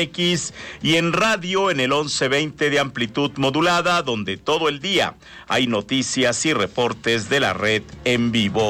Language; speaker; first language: Spanish; native; Spanish